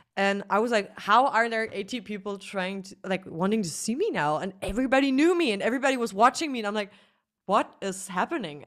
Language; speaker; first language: English; non-native, fluent; German